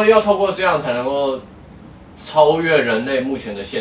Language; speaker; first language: Chinese; native; Chinese